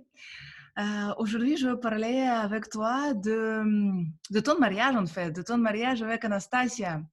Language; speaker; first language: French; non-native, fluent; Russian